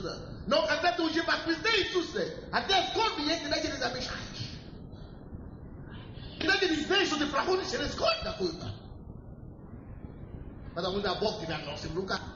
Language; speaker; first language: Russian; non-native, fluent; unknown